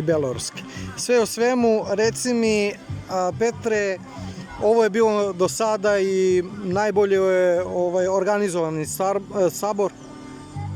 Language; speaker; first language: Bosnian; native; Bosnian